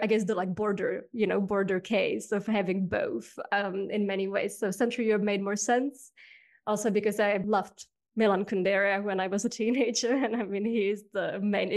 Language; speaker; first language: English; non-native, fluent; Czech